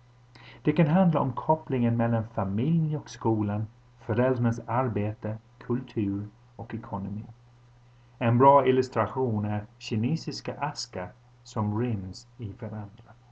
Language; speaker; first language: Swedish; non-native, fluent; English